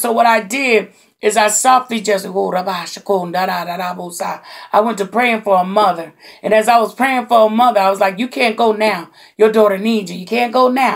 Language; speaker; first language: English; native; English